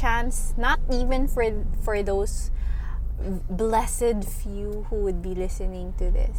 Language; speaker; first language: English; non-native, local second language; Hiligaynon